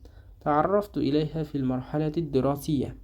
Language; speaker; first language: Arabic; non-native, fluent; Uzbek